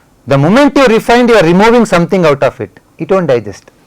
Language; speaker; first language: English; non-native, local second language; Telugu